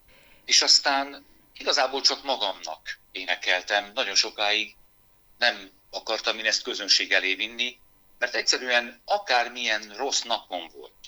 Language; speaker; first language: Hungarian; native; Hungarian